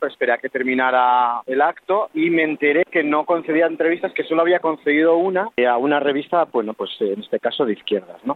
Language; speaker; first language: Spanish; native; Spanish